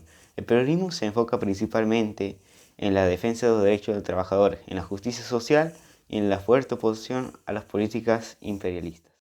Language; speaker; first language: Spanish; native; Spanish